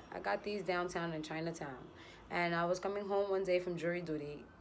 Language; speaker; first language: English; native; English